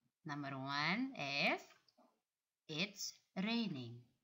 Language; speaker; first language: English; non-native, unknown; Indonesian